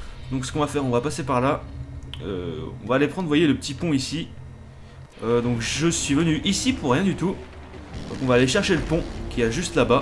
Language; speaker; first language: French; native; French